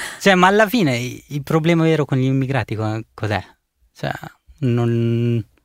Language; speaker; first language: Italian; early bilingual, other home language; Punjabi